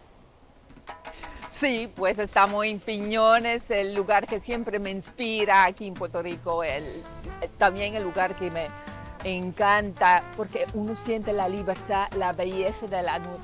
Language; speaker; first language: Spanish; non-native, fluent; Dutch